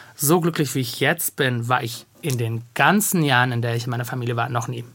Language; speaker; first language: German; native; German